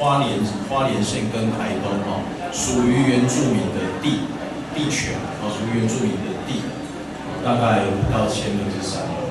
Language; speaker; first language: Chinese; native; Chinese